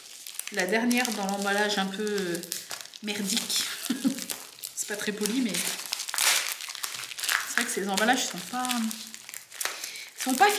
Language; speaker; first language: French; native; French